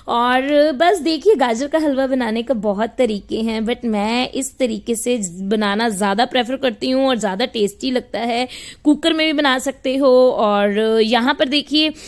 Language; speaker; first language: Hindi; native; Hindi